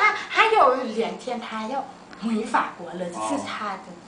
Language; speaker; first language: Chinese; non-native, learner; Thai